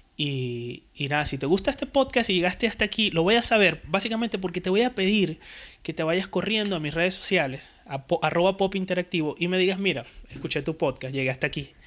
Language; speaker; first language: Spanish; native; Spanish